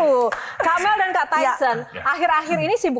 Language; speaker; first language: Indonesian; native; Indonesian